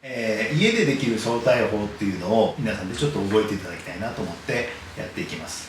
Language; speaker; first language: Japanese; native; Japanese